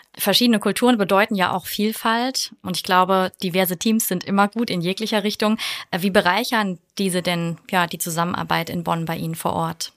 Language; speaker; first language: German; native; German